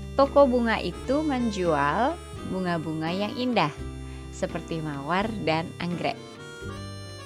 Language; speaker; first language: Indonesian; native; Indonesian